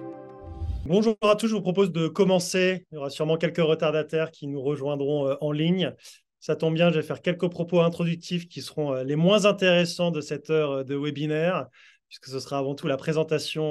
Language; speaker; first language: French; native; French